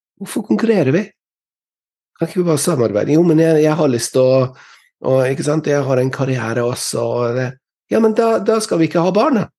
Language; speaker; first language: Norwegian; non-native, fluent; English